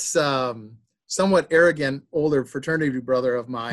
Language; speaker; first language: English; native; English